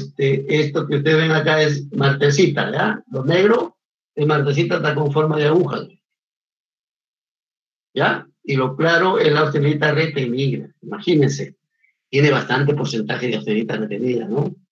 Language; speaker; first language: Spanish; native; Spanish